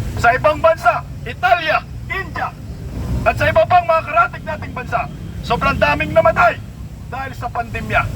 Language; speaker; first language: Filipino; non-native, local second language; Cebuano